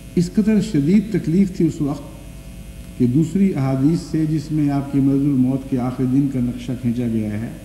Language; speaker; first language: Urdu; non-native, local second language; Punjabi